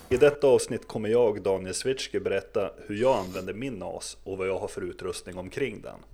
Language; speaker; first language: Swedish; native; Swedish